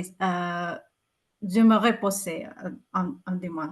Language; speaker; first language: French; non-native, learner; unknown